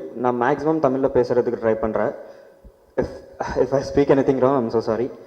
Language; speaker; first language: Tamil; non-native, learner; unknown